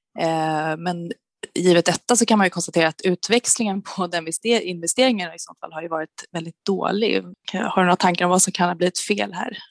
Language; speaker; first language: Swedish; native; Swedish